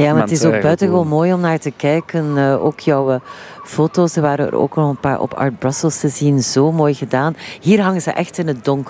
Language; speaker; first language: Dutch; native; Dutch